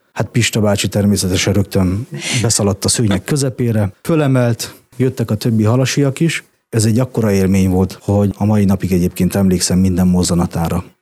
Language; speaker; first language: Hungarian; native; Hungarian